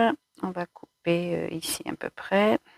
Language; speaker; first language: French; native; French